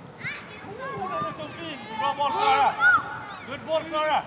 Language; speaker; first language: Swedish; native; Swedish